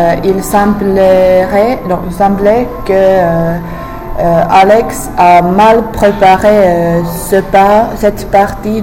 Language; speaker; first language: French; non-native, fluent; English